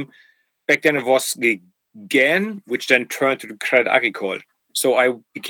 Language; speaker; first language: English; non-native, fluent; German